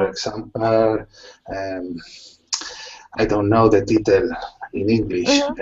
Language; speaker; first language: English; non-native, learner; Spanish